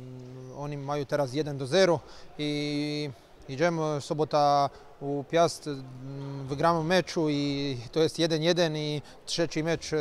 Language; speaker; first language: Polish; non-native, learner; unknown